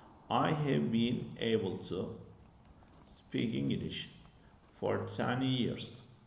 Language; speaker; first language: English; non-native, fluent; Turkish